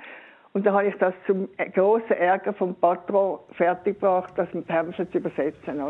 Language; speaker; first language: German; native; German